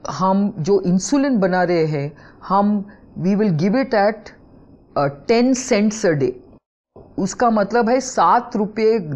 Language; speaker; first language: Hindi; non-native, local second language; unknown